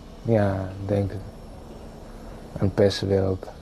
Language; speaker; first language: Dutch; non-native, learner; Portuguese